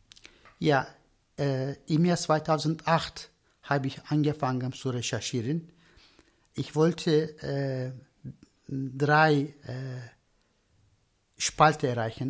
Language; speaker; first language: German; non-native, learner; Turkish